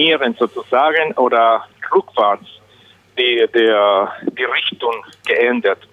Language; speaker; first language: German; non-native, learner; Spanish